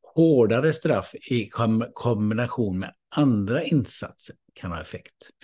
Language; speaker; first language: Swedish; native; Swedish